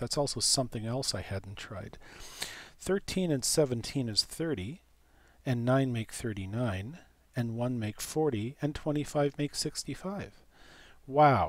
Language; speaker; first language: English; native; English